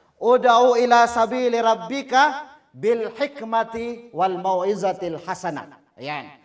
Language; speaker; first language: Filipino; non-native, local second language; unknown